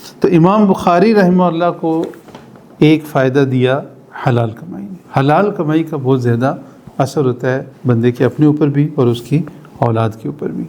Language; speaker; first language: Urdu; native; Urdu